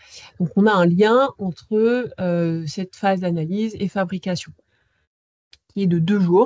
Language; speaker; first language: French; native; French